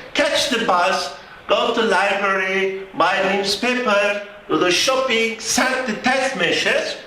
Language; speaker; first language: English; non-native, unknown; Turkish